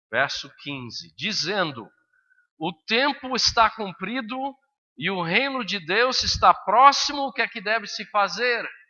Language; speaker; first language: Portuguese; early bilingual, other home language; English